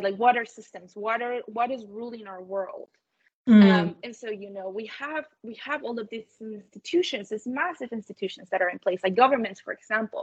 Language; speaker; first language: English; non-native, fluent; Spanish